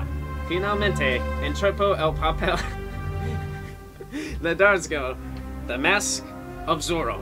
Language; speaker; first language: Spanish; non-native, learner; English